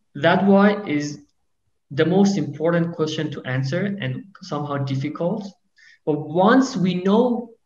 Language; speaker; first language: English; non-native, fluent; Persian